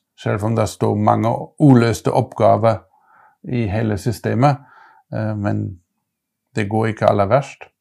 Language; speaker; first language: Norwegian; non-native, fluent; German